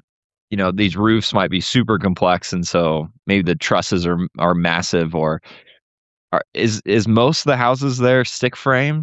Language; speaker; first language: English; native; English